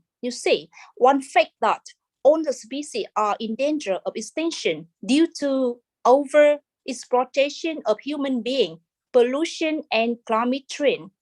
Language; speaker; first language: English; non-native, fluent; Vietnamese